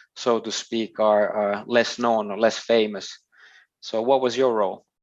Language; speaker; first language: English; non-native, fluent; Finnish